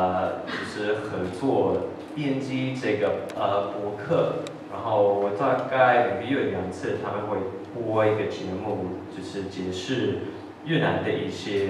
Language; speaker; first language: Chinese; early bilingual, heritage; English